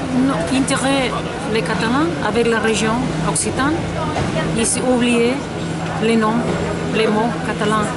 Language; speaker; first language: French; non-native, learner; Catalan